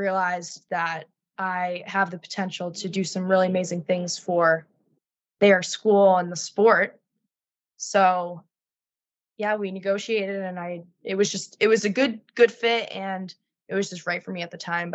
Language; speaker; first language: English; native; English